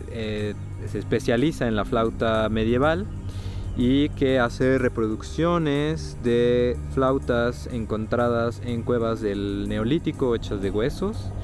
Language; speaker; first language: Spanish; native; Spanish